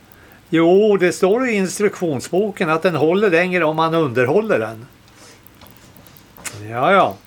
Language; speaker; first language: Swedish; native; Swedish